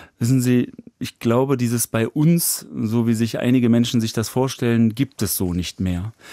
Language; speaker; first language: German; native; German